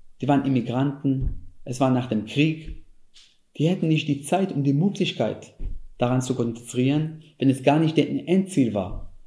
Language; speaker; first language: German; non-native, fluent; Hebrew